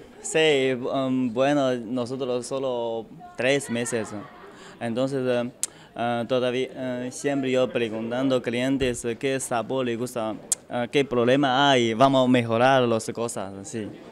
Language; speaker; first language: Spanish; non-native, learner; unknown